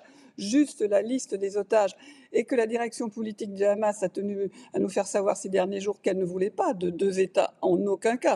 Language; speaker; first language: French; native; French